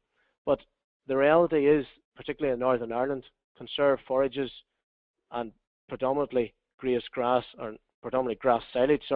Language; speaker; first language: English; native; English